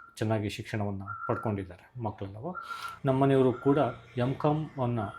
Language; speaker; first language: Kannada; native; Kannada